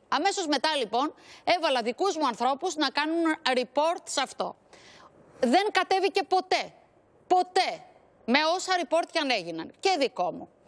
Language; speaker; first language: Greek; native; Greek